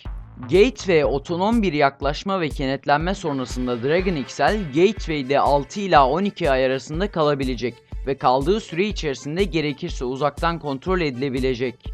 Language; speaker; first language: Turkish; native; Turkish